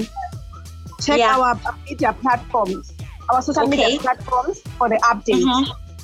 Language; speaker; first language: English; non-native, local second language; Xhosa